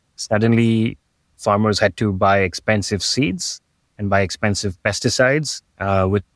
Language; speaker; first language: English; non-native, local second language; Hindi